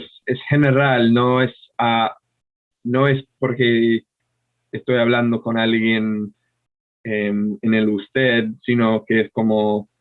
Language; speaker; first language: Spanish; non-native, fluent; English